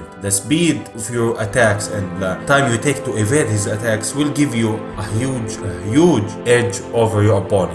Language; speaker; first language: English; non-native, fluent; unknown